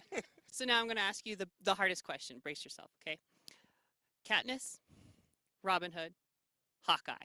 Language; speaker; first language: English; native; English